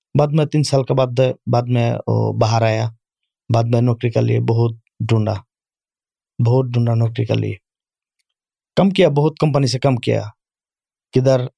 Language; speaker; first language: Urdu; non-native, learner; Bangla